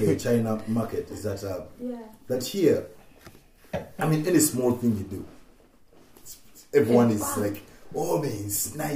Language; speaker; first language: English; non-native, local second language; Ganda